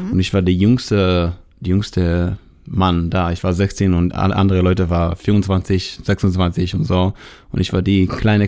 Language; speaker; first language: German; non-native, learner; Hebrew